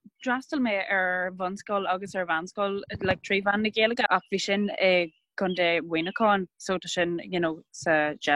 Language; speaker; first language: Irish; non-native, local second language; English